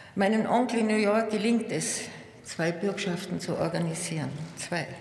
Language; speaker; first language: German; native; German